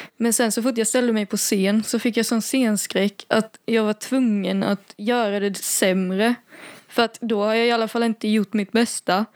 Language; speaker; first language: Swedish; native; Swedish